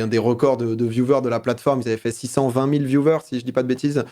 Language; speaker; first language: French; native; French